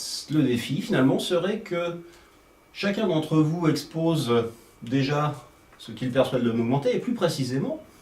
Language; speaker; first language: French; native; French